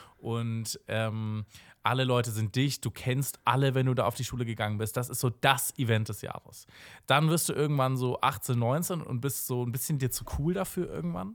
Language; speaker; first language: German; native; German